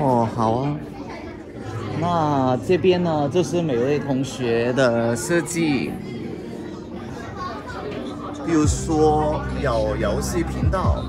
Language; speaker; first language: Chinese; non-native, local second language; Cantonese